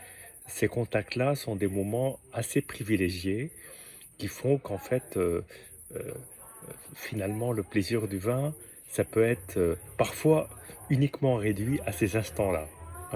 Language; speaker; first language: French; native; French